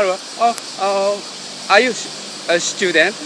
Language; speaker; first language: English; non-native, learner; Japanese